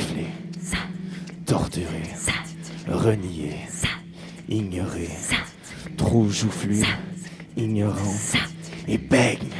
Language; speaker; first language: French; native; French